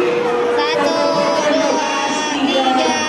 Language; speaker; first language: Indonesian; native; Indonesian